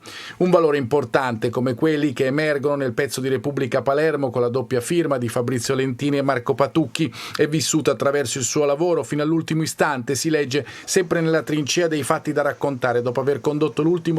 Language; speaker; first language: Italian; native; Italian